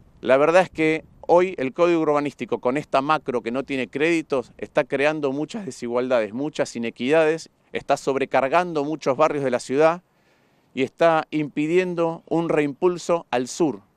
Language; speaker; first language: Spanish; native; Spanish